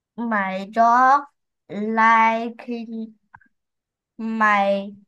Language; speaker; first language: English; non-native, learner; Vietnamese